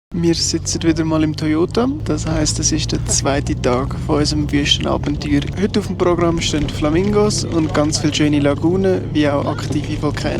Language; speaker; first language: German; native; German